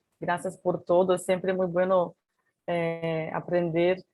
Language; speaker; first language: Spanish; non-native, learner; Portuguese